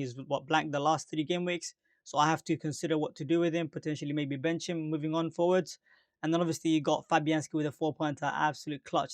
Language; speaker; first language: English; native; English